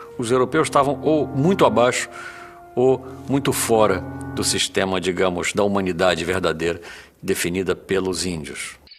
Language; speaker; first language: Portuguese; native; Portuguese